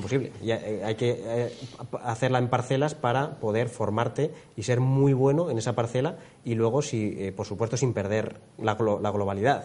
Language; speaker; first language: Spanish; native; Spanish